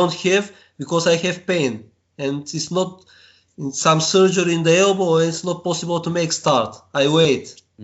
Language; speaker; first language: English; non-native, learner; Bulgarian